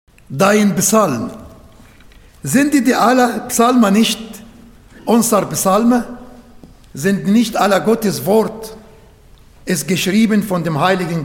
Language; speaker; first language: German; non-native, learner; Arabic